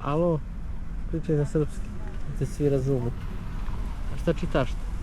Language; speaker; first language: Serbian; early bilingual, heritage; Serbian